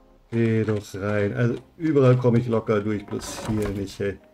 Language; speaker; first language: German; native; German